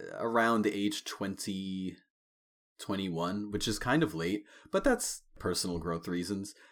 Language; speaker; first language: English; native; English